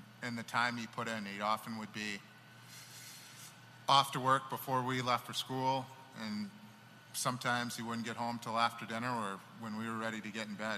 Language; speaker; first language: English; native; English